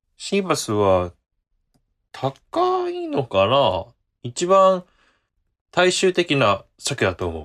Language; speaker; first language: Japanese; non-native, fluent; Korean